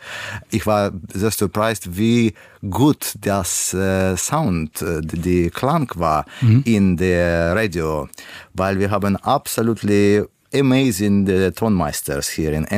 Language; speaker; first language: German; non-native, learner; Russian